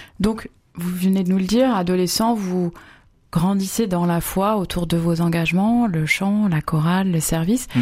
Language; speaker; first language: French; native; French